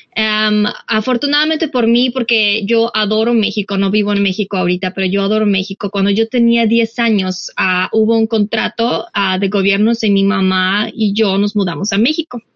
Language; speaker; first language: Spanish; non-native, fluent; Russian